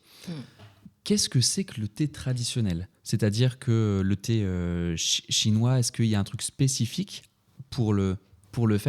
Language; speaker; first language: French; native; French